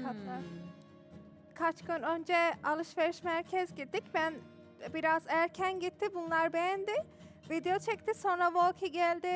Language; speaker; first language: Turkish; non-native, learner; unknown